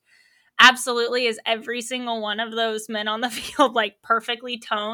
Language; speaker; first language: English; native; English